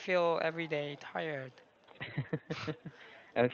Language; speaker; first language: English; non-native, learner; Korean